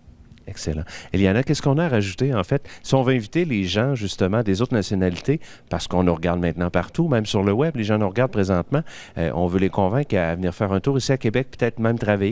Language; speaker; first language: French; native; French